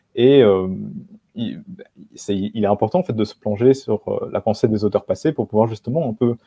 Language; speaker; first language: French; native; French